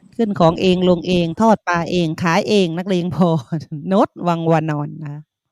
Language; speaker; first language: Thai; native; Thai